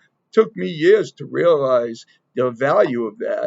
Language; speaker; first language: English; native; English